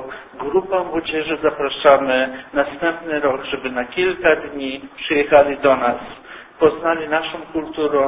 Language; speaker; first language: Polish; early bilingual, heritage; Polish